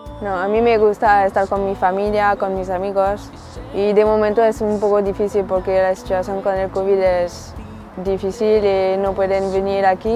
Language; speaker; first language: Spanish; non-native, learner; French